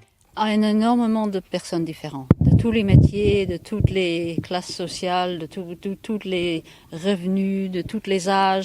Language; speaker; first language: French; non-native, fluent; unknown